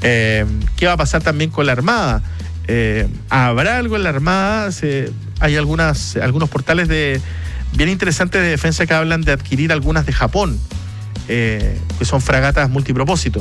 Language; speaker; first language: Spanish; native; Spanish